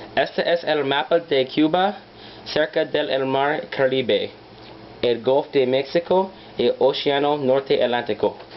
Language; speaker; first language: Spanish; non-native, learner; English